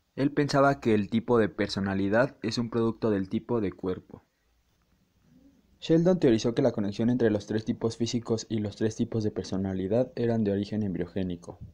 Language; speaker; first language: Spanish; native; Spanish